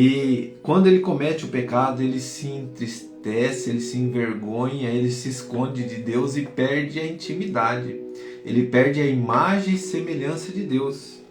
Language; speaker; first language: Portuguese; native; Portuguese